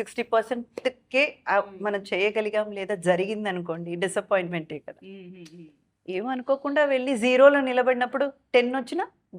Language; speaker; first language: Telugu; native; Telugu